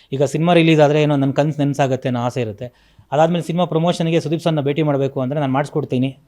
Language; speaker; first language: Kannada; native; Kannada